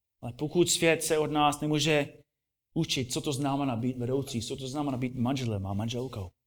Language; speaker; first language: Czech; non-native, fluent; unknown